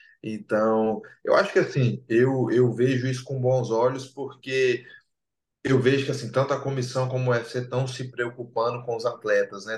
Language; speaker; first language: Portuguese; native; Portuguese